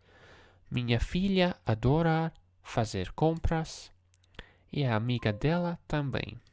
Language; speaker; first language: Portuguese; non-native, learner; English